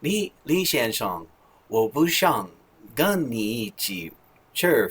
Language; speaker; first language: Chinese; non-native, learner; English